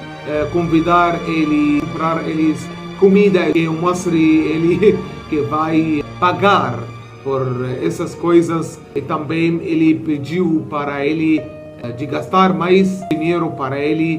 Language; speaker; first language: Portuguese; non-native, fluent; Arabic